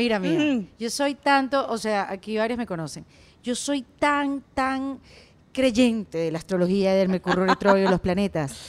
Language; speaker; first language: Spanish; native; Spanish